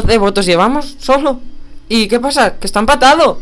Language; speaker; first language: Spanish; native; Spanish